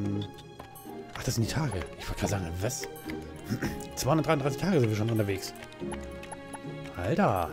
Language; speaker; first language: German; native; German